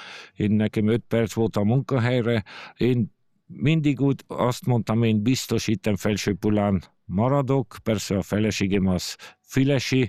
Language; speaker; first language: Hungarian; early bilingual, heritage; Hungarian